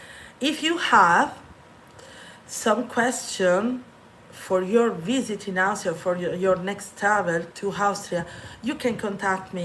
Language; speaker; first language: English; non-native, fluent; Italian